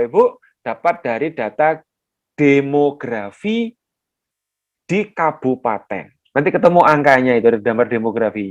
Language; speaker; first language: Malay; non-native, local second language; Javanese